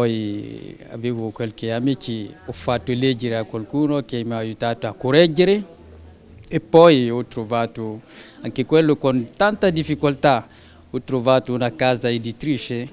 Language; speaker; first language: Italian; non-native, fluent; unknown